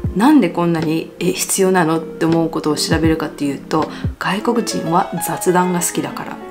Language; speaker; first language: Japanese; native; Japanese